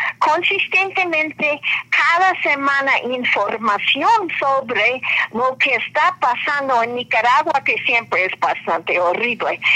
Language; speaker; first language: Spanish; non-native, fluent; English